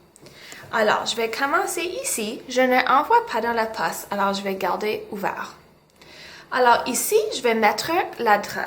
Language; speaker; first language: French; non-native, local second language; English